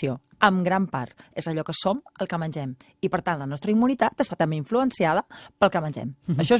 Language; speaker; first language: Catalan; native; Catalan